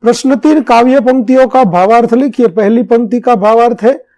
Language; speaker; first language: Hindi; non-native, local second language; Gujarati